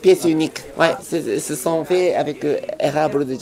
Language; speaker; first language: French; non-native, learner; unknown